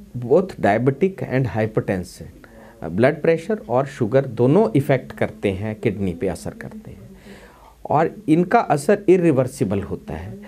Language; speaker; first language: Hindi; non-native, local second language; Punjabi